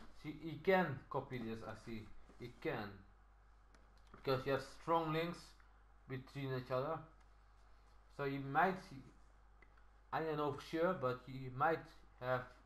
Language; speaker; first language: English; non-native, learner; Dutch